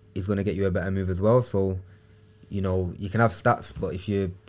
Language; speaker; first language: English; native; English